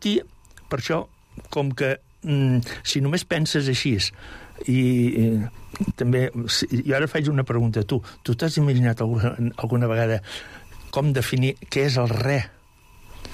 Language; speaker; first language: Catalan; native; Catalan